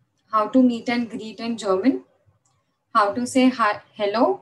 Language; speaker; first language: English; non-native, local second language; Marathi